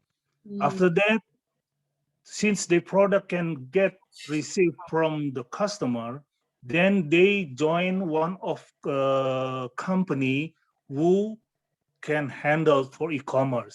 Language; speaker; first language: English; non-native, fluent; Indonesian